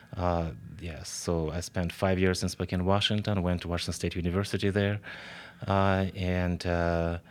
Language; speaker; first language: English; non-native, fluent; Ukrainian